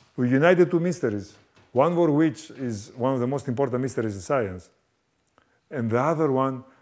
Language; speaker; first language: English; non-native, fluent; Greek